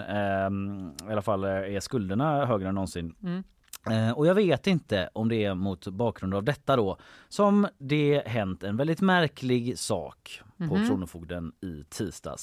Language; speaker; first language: Swedish; native; Swedish